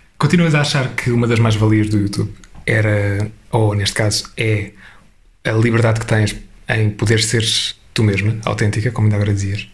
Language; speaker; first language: Portuguese; native; Portuguese